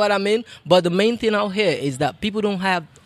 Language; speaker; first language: English; non-native, local second language; Krio